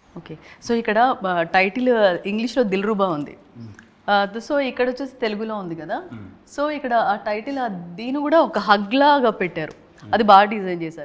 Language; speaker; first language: Telugu; native; Telugu